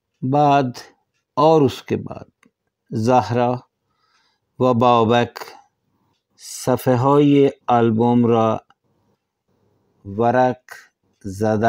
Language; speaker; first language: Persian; non-native, fluent; Urdu